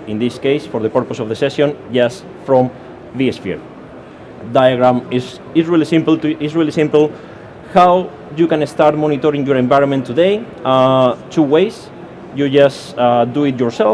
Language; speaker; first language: English; non-native, fluent; Spanish